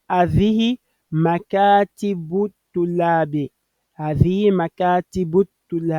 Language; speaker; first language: Arabic; non-native, fluent; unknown